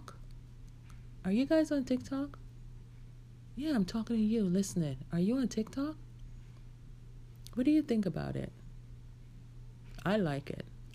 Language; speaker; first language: English; native; English